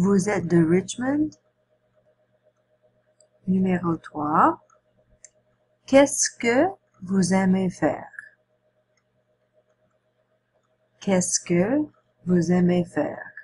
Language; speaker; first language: French; non-native, fluent; English